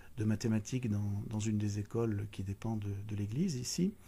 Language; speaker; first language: French; native; French